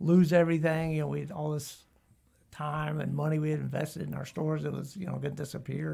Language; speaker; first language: English; native; English